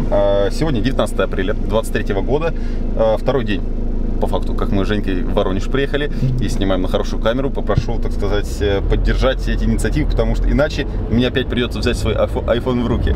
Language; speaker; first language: Russian; native; Russian